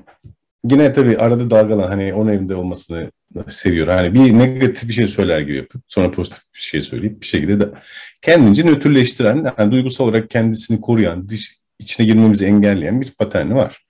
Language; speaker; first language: Turkish; native; Turkish